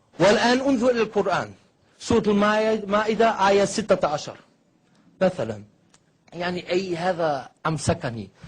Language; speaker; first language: Egyptian Arabic; non-native, fluent; German